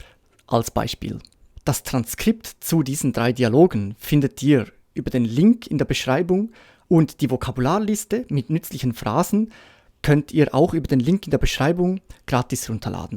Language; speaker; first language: German; native; German